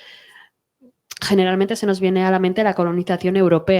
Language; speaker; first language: Spanish; native; Spanish